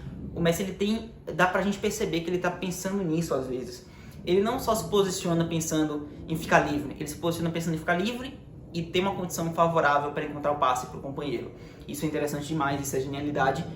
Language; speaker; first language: Portuguese; native; Portuguese